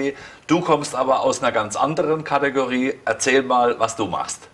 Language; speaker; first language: German; native; German